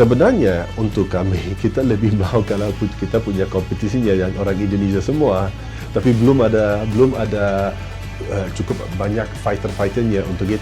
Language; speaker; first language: Indonesian; non-native, fluent; English